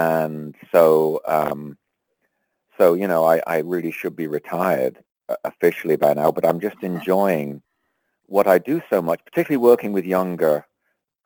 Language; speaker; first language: English; native; English